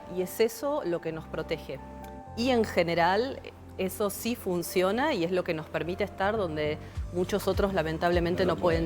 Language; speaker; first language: Spanish; native; Spanish